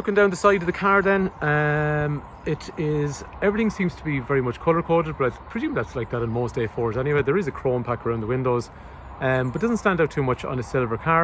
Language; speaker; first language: English; native; English